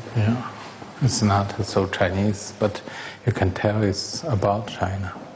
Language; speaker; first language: English; non-native, fluent; Chinese